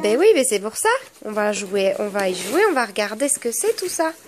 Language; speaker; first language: French; native; French